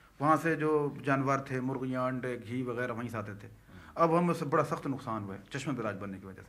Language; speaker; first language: Urdu; non-native, local second language; Punjabi